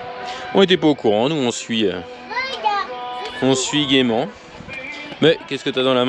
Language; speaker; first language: French; native; French